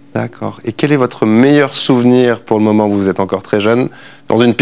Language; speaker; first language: French; native; French